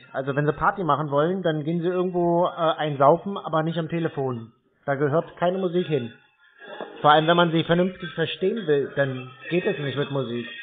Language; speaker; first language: German; native; German